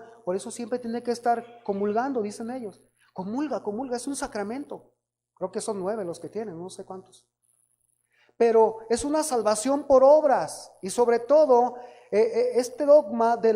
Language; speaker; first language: Spanish; native; Spanish